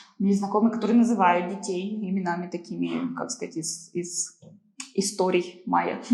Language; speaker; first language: Russian; native; Russian